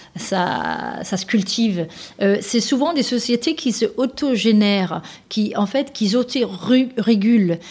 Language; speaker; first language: French; non-native, fluent; Danish